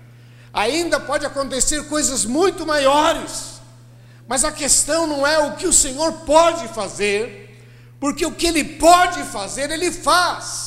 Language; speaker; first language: Portuguese; native; Portuguese